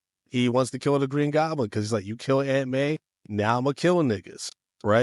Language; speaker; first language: English; native; English